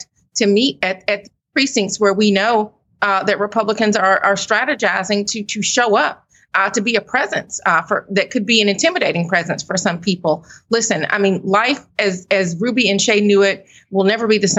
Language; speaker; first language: English; native; English